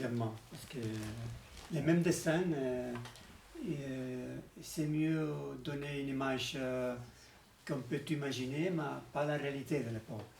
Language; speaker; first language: French; non-native, learner; Spanish